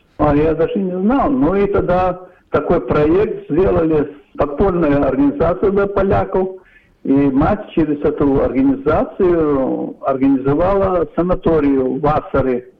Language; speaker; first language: Russian; non-native, local second language; Polish